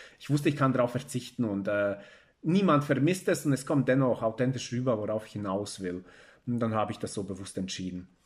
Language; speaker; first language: German; early bilingual, other home language; Bosnian